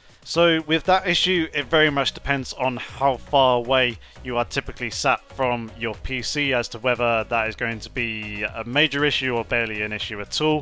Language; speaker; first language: English; native; English